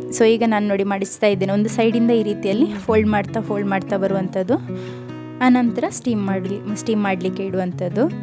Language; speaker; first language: Kannada; non-native, local second language; Konkani